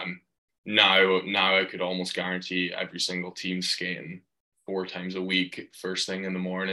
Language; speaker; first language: English; native; English